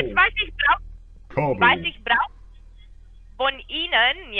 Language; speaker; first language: German; non-native, learner; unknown